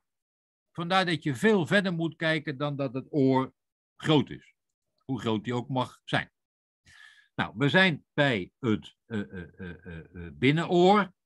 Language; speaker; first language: Dutch; native; Dutch